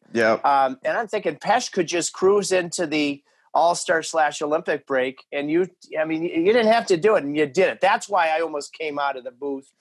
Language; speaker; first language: English; native; English